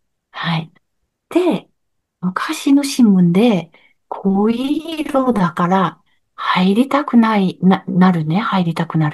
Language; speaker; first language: Japanese; non-native, learner; French